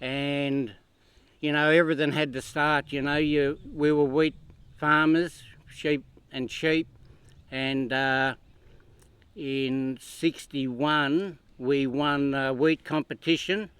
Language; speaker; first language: English; native; English